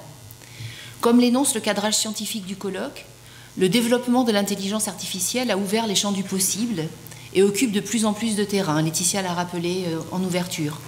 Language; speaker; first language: French; native; French